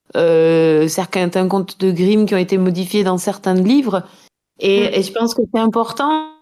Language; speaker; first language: French; native; French